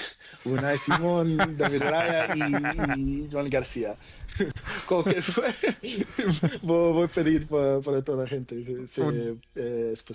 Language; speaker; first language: Spanish; non-native, learner; Portuguese